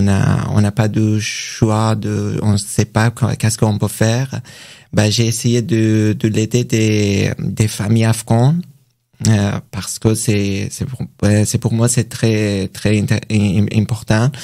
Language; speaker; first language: French; non-native, learner; Persian